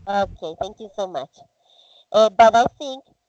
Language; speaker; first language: English; non-native, learner; Spanish